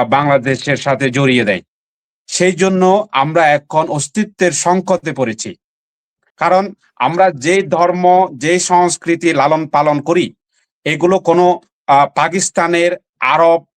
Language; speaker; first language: Bangla; non-native, local second language; Chakma